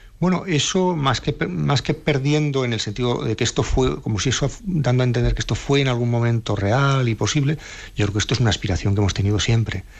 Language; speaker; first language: Spanish; native; Spanish